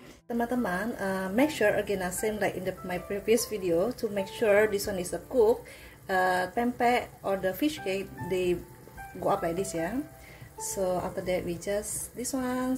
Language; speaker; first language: English; non-native, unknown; Indonesian